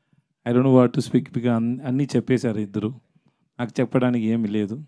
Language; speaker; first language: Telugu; non-native, learner; Tamil